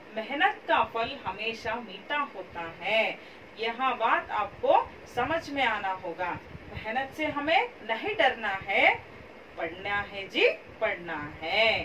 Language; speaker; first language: Hindi; non-native, local second language; Kannada